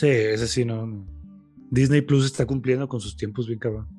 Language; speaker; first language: Spanish; native; Spanish